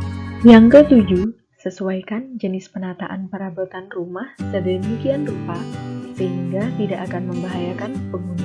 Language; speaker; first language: Indonesian; native; Indonesian